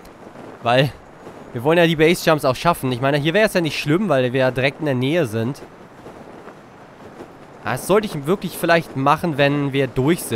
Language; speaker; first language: German; native; German